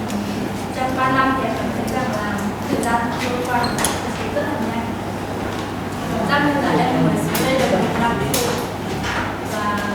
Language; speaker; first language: Vietnamese; non-native, local second language; Hmong